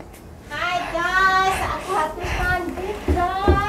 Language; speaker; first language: Indonesian; non-native, local second language; Javanese